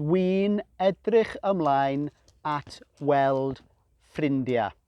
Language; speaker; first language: Welsh; non-native, fluent; English